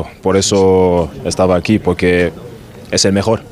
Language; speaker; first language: Spanish; non-native, learner; German